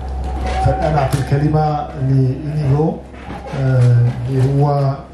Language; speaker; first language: Arabic; native; Arabic